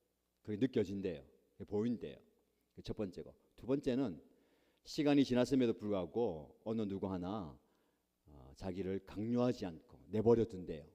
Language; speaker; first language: Korean; native; Korean